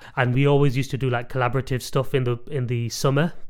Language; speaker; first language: English; native; English